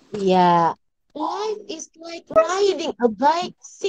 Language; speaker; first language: English; non-native, learner; Indonesian